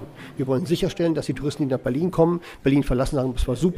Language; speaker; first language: German; native; German